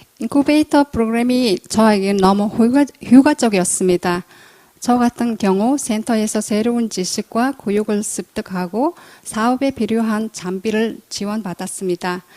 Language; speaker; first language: Korean; non-native, fluent; Mongolian